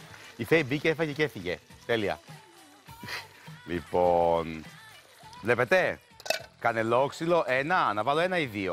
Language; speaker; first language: Greek; native; Greek